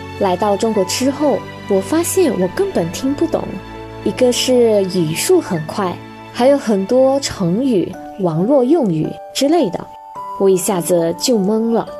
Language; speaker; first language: Chinese; non-native, fluent; Indonesian